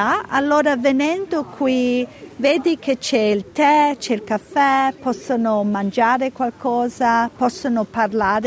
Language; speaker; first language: Italian; early bilingual, heritage; Italian